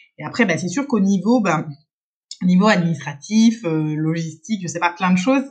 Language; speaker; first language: French; native; French